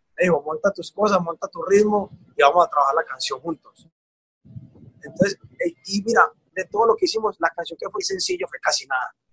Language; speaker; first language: Spanish; native; Spanish